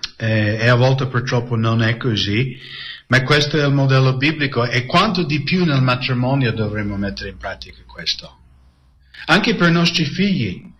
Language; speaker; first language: Italian; non-native, fluent; English